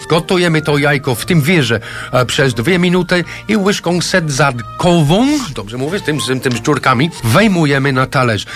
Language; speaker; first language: Polish; non-native, fluent; English